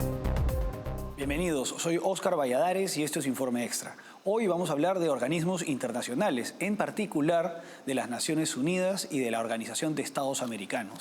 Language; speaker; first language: Spanish; native; Spanish